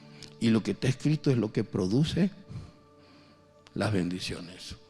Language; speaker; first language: Spanish; native; Spanish